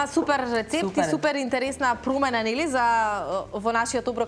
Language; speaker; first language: Macedonian; native; Macedonian